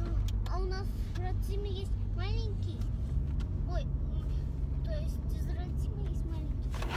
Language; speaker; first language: Russian; early bilingual, heritage; Russian